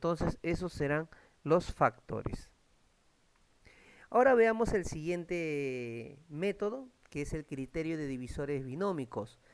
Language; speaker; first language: Spanish; native; Spanish